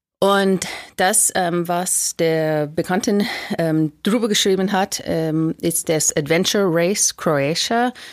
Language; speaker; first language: German; non-native, fluent; English